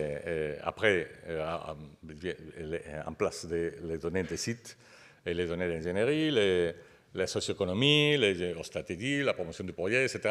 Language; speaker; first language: French; non-native, fluent; Spanish